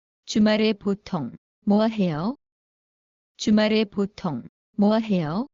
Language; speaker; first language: Korean; non-native, learner; Bangla